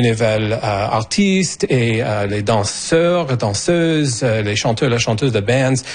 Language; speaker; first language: French; non-native, fluent; English